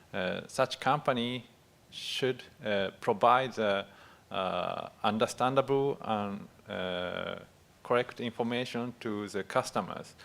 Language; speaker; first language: English; non-native, fluent; Japanese